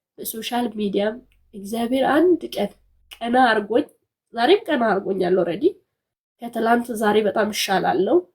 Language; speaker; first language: Amharic; non-native, local second language; Sebat Bet Gurage